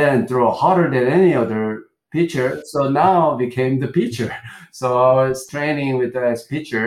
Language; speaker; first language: English; non-native, learner; Korean